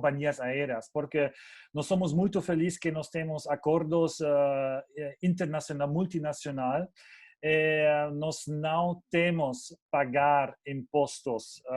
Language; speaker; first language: Portuguese; non-native, fluent; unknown